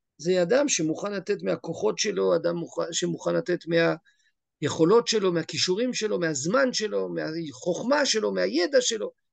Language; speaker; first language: Hebrew; native; Hebrew